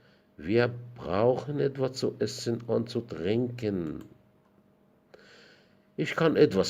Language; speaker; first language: German; non-native, fluent; Arabic